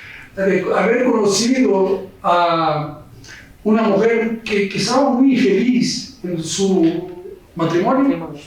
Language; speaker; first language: Spanish; non-native, fluent; Portuguese